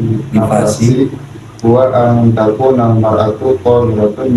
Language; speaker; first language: Arabic; non-native, fluent; Indonesian